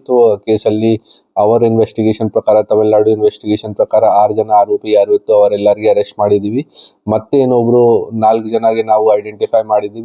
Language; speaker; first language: Kannada; non-native, local second language; Hindi